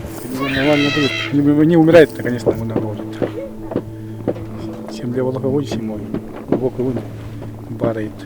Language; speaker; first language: Russian; non-native, local second language; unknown